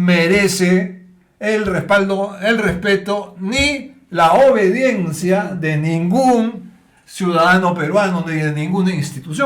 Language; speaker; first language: Spanish; native; Spanish